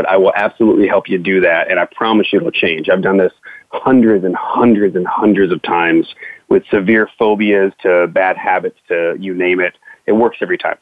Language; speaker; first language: English; native; English